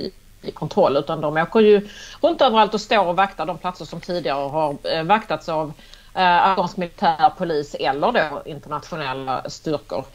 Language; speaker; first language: Swedish; native; Swedish